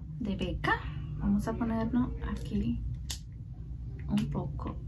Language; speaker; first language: Spanish; early bilingual, heritage; Spanish